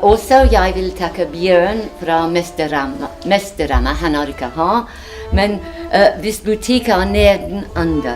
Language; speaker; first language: Norwegian; non-native, fluent; English